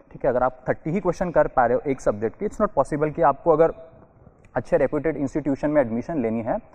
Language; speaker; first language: Hindi; non-native, fluent; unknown